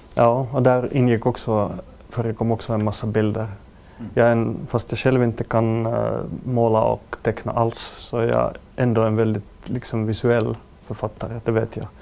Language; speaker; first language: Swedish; native; Swedish